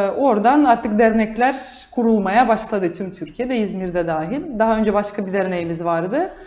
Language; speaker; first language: Turkish; non-native, fluent; Russian